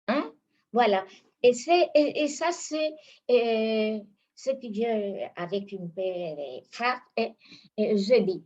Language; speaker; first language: French; non-native, fluent; Spanish